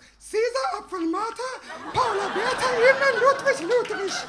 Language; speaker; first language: German; non-native, fluent; English